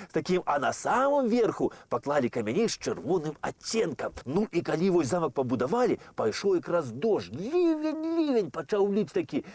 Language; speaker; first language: Belarusian; native; Belarusian